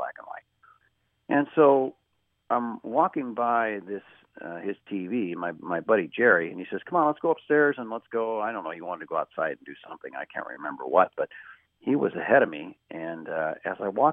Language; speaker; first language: English; native; English